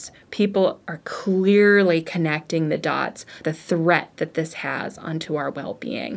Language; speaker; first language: English; native; English